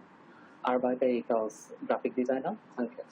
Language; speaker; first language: German; non-native, learner; Bangla